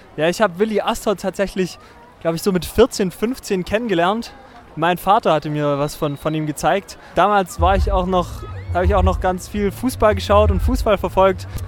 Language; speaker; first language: German; native; German